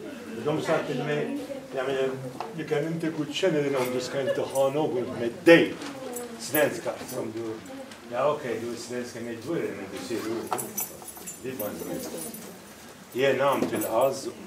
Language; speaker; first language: Swedish; non-native, fluent; Arabic